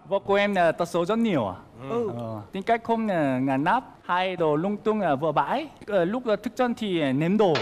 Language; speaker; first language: Vietnamese; non-native, fluent; Korean